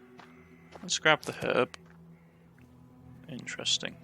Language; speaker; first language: English; native; English